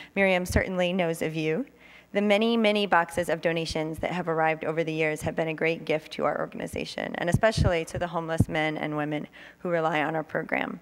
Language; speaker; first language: English; native; English